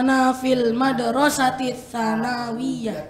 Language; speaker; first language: Arabic; non-native, learner; Indonesian